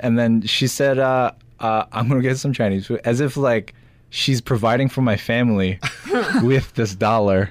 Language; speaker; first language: English; early bilingual, other home language; Korean